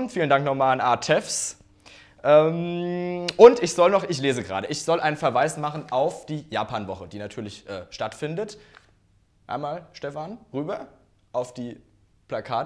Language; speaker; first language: German; native; German